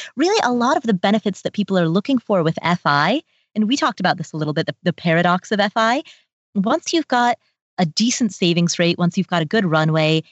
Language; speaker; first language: English; early bilingual, other home language; Nepali